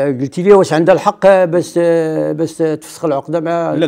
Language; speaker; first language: Arabic; native; Arabic